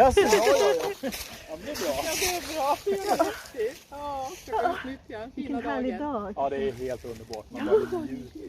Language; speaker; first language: Swedish; native; Swedish